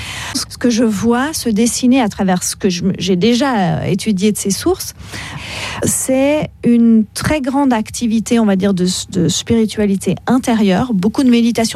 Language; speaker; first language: French; native; French